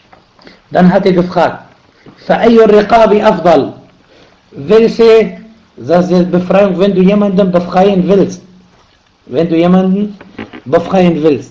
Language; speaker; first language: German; non-native, fluent; Arabic